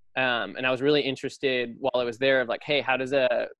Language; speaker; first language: English; native; English